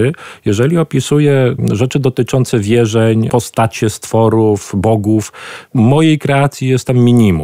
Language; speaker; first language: Polish; native; Polish